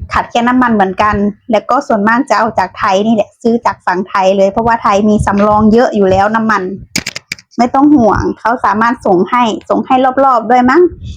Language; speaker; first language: Thai; native; Thai